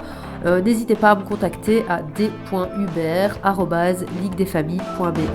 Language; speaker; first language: French; native; French